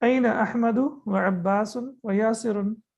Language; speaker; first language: Arabic; non-native, fluent; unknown